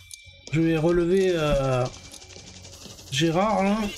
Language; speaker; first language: French; native; French